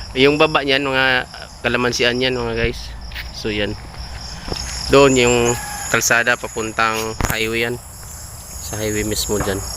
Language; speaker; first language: Filipino; non-native, local second language; Cebuano